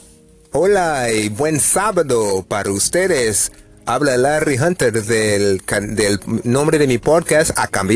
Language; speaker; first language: Spanish; non-native, fluent; English